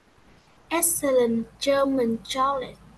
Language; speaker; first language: English; non-native, learner; Vietnamese